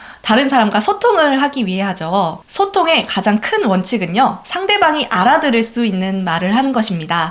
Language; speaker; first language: Korean; native; Korean